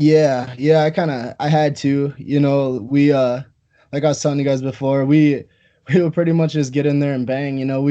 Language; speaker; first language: English; native; English